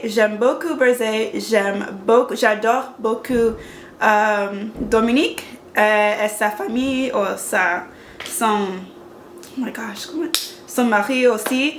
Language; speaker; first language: French; non-native, learner; English